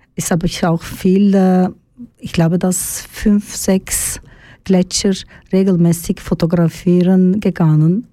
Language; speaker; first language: German; non-native, learner; Turkish